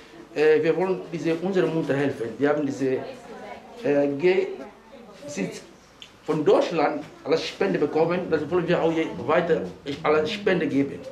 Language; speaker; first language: German; non-native, fluent; Portuguese